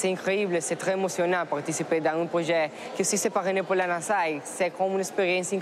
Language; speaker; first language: French; non-native, learner; Spanish